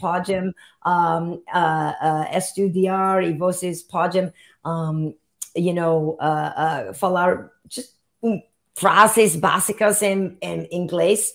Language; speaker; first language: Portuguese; non-native, learner; English